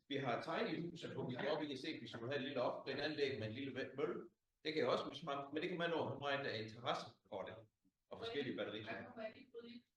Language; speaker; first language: Danish; native; Danish